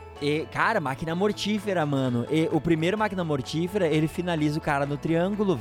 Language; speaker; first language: Portuguese; native; Portuguese